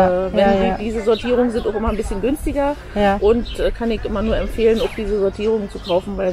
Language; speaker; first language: German; native; German